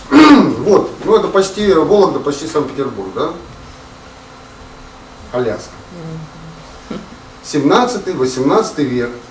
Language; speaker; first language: Russian; native; Russian